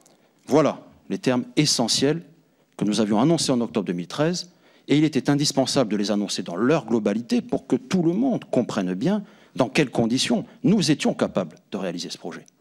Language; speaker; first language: French; native; French